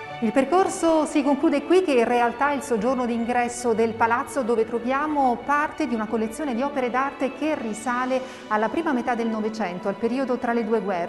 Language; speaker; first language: Italian; native; Italian